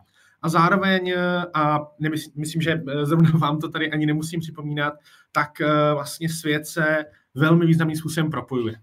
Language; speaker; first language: Czech; native; Czech